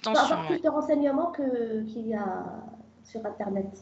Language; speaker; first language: French; non-native, local second language; Arabic